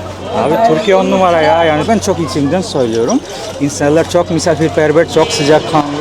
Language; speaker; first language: Turkish; non-native, fluent; Bangla